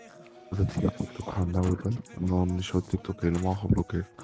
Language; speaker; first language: Dutch; early bilingual, other home language; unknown